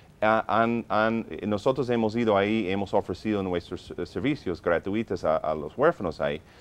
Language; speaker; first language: Spanish; non-native, fluent; English